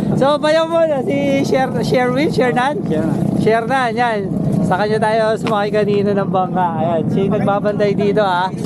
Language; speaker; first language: Filipino; non-native, local second language; Pampanga